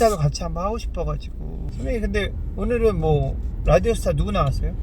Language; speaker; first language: Korean; native; Korean